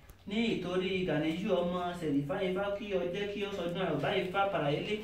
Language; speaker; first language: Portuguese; non-native, learner; Yoruba